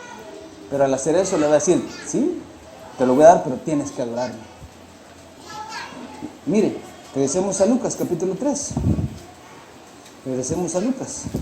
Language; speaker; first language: Spanish; native; Spanish